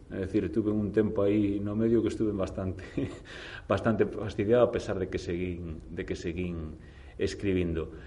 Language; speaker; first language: Galician; non-native, local second language; Spanish